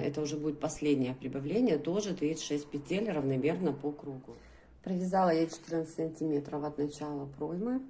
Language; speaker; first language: Russian; native; Russian